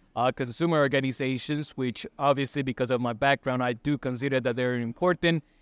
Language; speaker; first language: English; non-native, fluent; Spanish